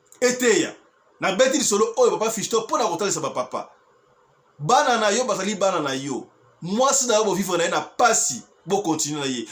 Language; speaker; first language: Lingala; native; Lingala